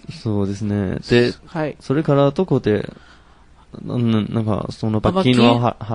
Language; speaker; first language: Japanese; non-native, fluent; Chinese